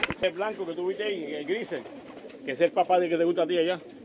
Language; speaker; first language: Spanish; early bilingual, heritage; Spanish